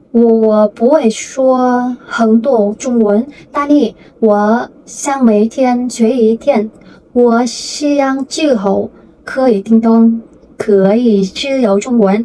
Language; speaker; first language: Chinese; non-native, learner; Vietnamese